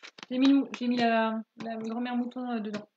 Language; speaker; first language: French; native; French